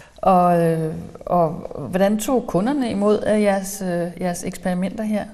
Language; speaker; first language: Danish; native; Danish